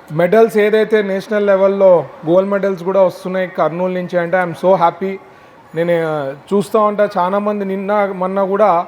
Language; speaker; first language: Telugu; native; Telugu